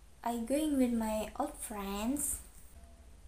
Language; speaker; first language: English; non-native, learner; Indonesian